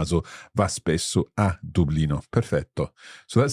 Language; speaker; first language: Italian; non-native, learner; English